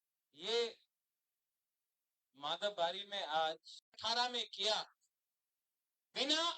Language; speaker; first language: Hindi; non-native, local second language; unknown